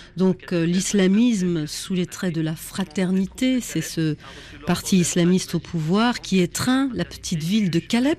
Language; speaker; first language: French; native; French